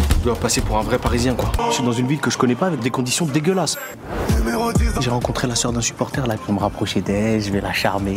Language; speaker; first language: French; native; French